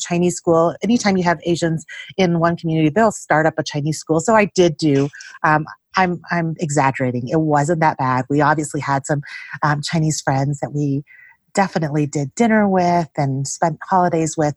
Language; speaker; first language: English; early bilingual, other home language; Chinese